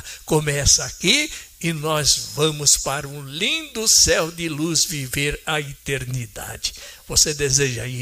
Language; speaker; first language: Portuguese; native; Portuguese